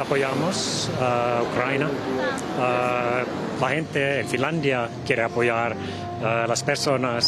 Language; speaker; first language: Spanish; non-native, fluent; Finnish